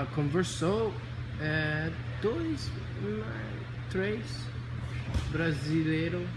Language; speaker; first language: Portuguese; non-native, learner; English